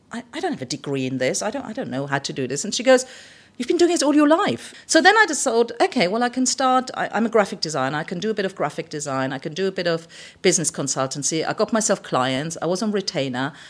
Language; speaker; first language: English; early bilingual, other home language; German